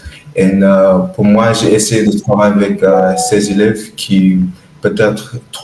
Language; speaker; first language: French; non-native, learner; English